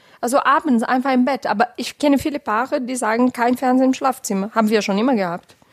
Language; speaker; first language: German; non-native, fluent; Portuguese